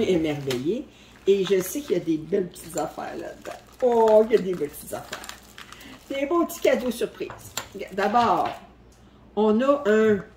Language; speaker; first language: French; native; French